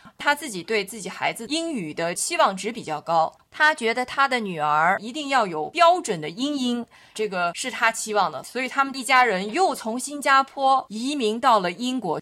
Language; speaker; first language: Chinese; native; Chinese